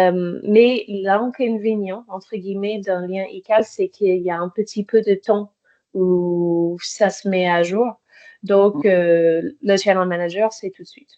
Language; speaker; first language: French; native; French